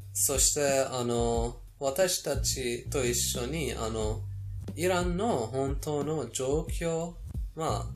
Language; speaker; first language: Japanese; non-native, fluent; Persian